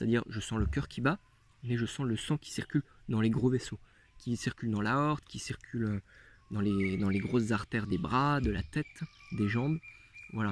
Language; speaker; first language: French; native; French